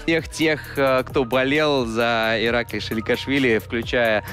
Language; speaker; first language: Russian; native; Russian